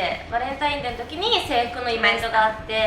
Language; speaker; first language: Japanese; native; Japanese